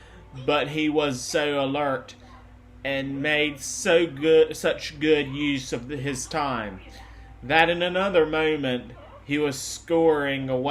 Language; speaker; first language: English; native; English